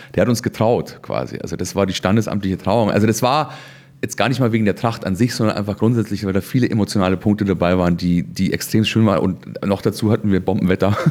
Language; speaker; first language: German; native; German